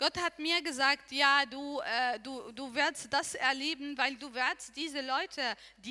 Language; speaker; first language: German; non-native, learner; Arabic